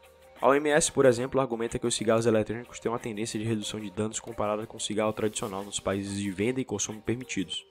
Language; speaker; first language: Portuguese; native; Portuguese